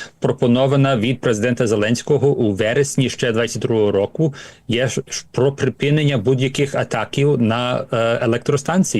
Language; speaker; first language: Ukrainian; early bilingual, heritage; Ukrainian